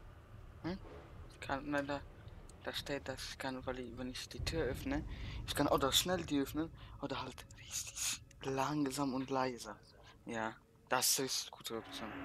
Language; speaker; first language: German; early bilingual, other home language; Polish